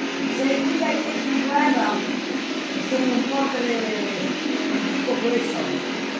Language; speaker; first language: Italian; native; Italian